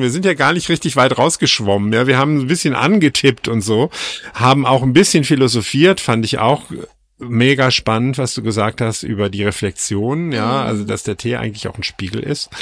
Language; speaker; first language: German; native; German